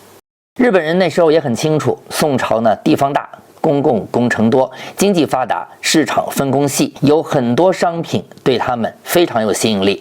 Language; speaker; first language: Chinese; native; Chinese